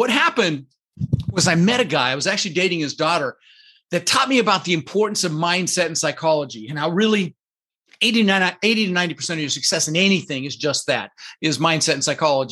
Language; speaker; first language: English; early bilingual, other home language; Dutch